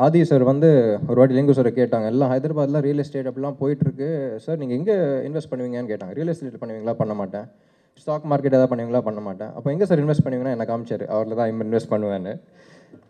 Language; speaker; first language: Tamil; non-native, local second language; Telugu